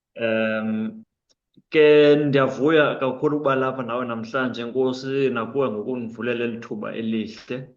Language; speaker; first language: Xhosa; non-native, local second language; English